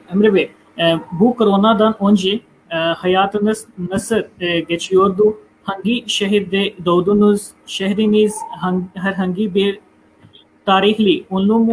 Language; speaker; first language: Turkish; non-native, fluent; Urdu